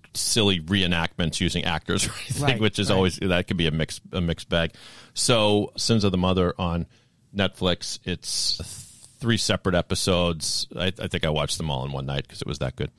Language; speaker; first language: English; native; English